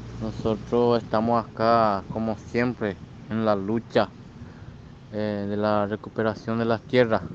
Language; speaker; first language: Spanish; non-native, local second language; Guarani